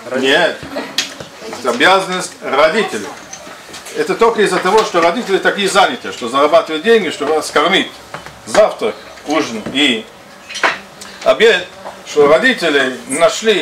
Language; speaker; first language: Russian; non-native, fluent; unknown